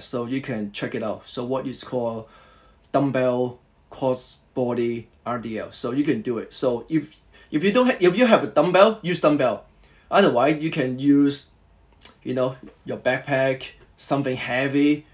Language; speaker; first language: English; non-native, local second language; Cantonese